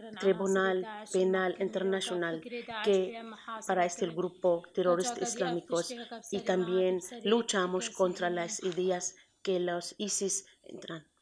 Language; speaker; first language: Spanish; non-native, learner; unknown